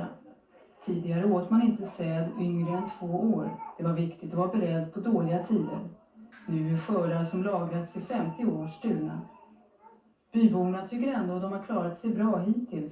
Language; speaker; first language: Swedish; native; Swedish